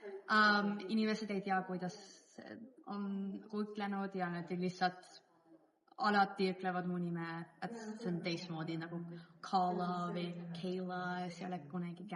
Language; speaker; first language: Estonian; early bilingual, heritage; English